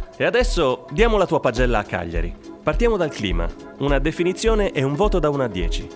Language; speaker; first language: Italian; native; Italian